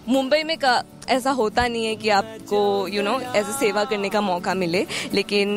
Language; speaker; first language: Hindi; non-native, local second language; Assamese